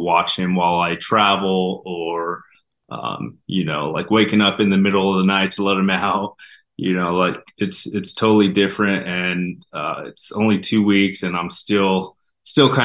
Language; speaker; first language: English; native; English